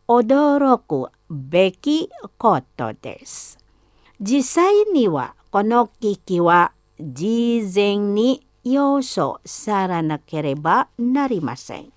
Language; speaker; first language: Japanese; non-native, fluent; Indonesian